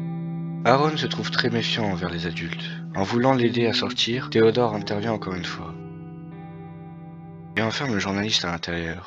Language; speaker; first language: French; native; French